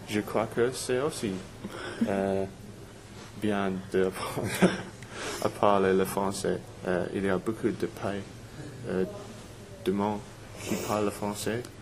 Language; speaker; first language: French; non-native, learner; English